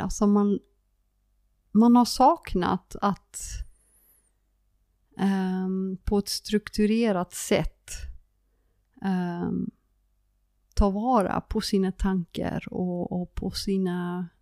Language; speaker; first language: Swedish; non-native, fluent; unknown